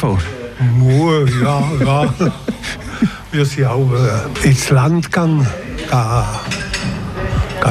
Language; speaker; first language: German; non-native, local second language; French